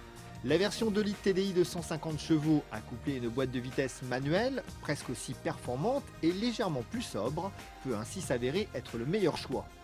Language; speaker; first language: French; native; French